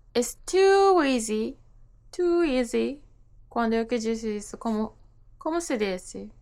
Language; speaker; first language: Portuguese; non-native, learner; Japanese